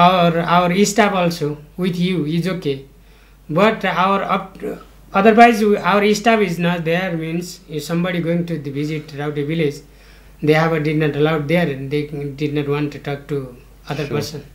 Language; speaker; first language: English; non-native, learner; Nepali